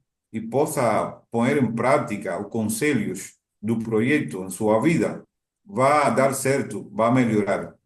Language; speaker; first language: Portuguese; non-native, learner; Spanish